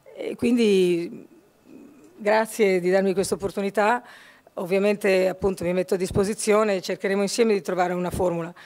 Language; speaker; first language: Italian; native; Italian